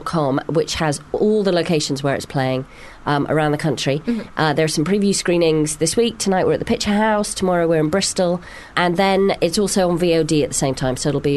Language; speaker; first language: English; native; English